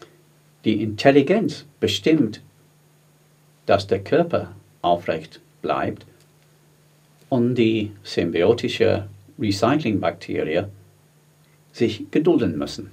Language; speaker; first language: German; non-native, fluent; English